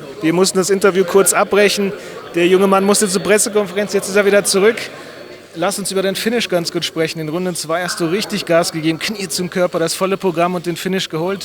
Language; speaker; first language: German; native; German